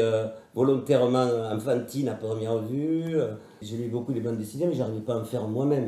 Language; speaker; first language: French; native; French